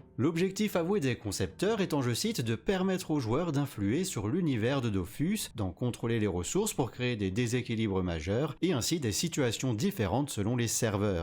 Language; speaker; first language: French; native; French